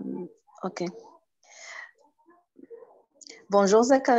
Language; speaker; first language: French; non-native, learner; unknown